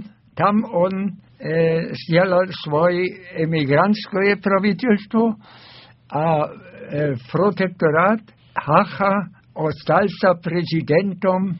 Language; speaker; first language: Russian; non-native, fluent; German